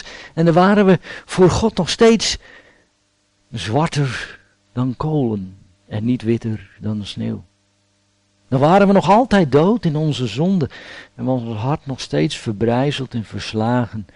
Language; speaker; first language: Dutch; native; Dutch